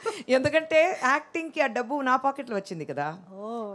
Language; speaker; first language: Telugu; non-native, local second language; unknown